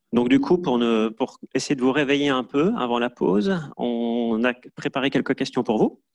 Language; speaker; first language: French; native; French